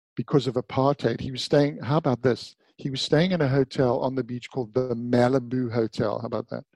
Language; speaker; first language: English; native; English